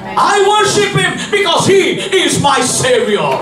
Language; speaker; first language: English; non-native, local second language; Hindi